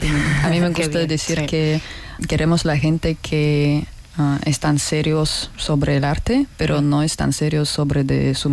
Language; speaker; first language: Spanish; non-native, learner; Russian